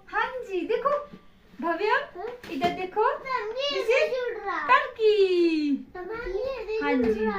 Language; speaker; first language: Hindi; native; Hindi